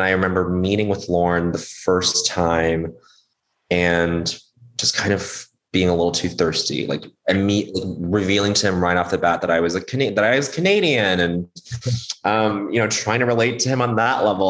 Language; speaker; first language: English; native; English